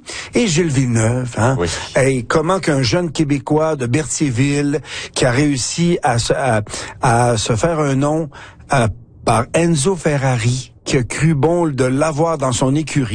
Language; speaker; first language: French; native; French